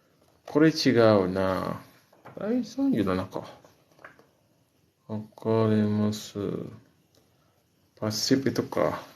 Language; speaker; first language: Japanese; non-native, fluent; Indonesian